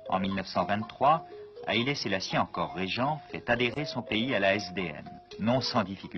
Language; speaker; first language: French; native; French